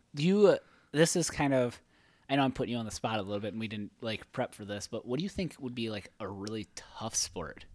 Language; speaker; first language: English; native; English